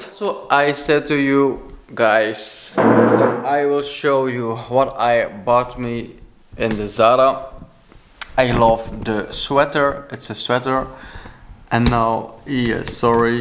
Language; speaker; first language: English; non-native, fluent; Dutch